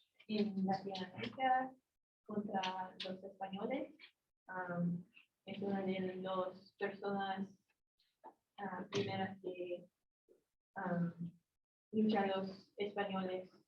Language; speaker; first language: Spanish; non-native, learner; English